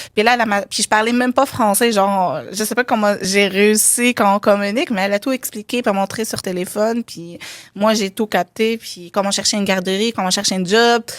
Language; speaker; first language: French; non-native, local second language; Arabic